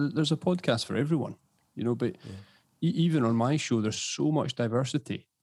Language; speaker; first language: English; native; English